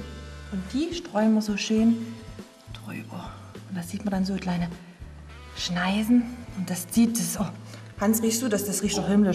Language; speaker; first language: German; native; German